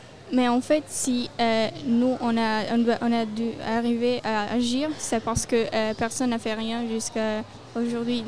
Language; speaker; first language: French; non-native, local second language; Italian